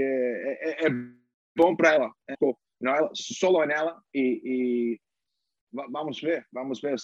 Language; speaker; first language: Portuguese; non-native, fluent; English